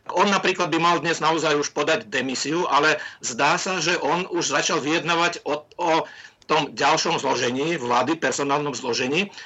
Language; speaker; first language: Slovak; non-native, fluent; Russian